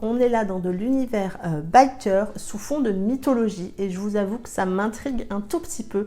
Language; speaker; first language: French; native; French